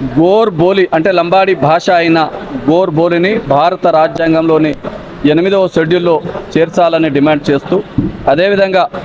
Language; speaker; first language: Telugu; non-native, local second language; Lambadi